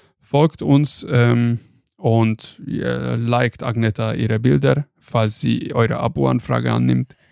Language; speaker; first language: German; non-native, fluent; Hungarian